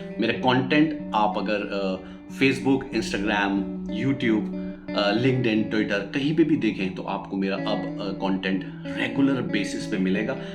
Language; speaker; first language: Hindi; native; Hindi